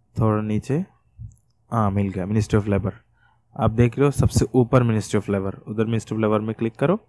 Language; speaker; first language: Hindi; non-native, fluent; Bangla